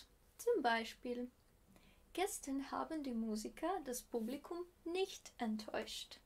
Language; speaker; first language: German; non-native, fluent; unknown